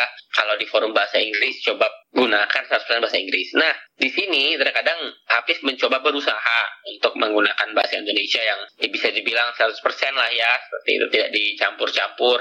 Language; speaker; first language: Indonesian; native; Indonesian